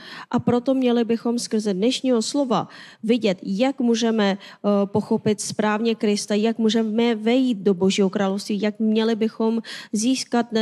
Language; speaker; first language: Czech; non-native, fluent; Korean